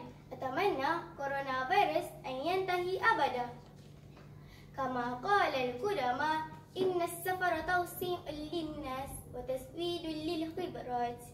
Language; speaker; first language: Arabic; non-native, learner; Malay